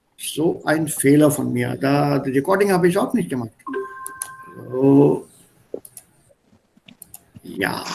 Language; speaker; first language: German; non-native, fluent; Hindi